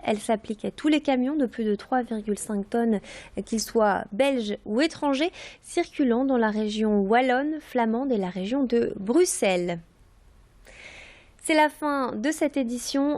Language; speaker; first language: French; native; French